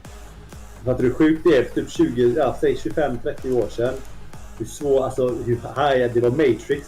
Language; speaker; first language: Swedish; native; Swedish